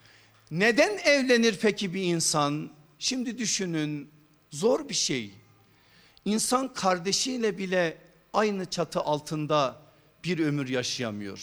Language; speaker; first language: Turkish; native; Turkish